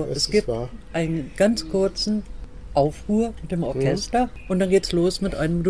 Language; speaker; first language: German; native; German